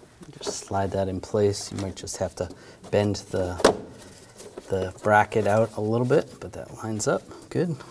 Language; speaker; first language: English; native; English